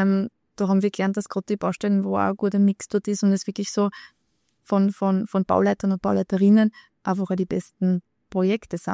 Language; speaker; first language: German; native; German